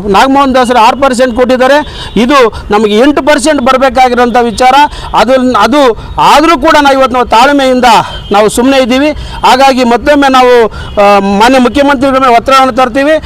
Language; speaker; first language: Kannada; native; Kannada